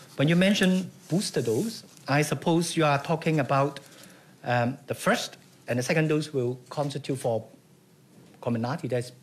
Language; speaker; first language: English; non-native, local second language; Chinese